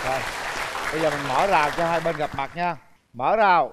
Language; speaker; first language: Vietnamese; native; Vietnamese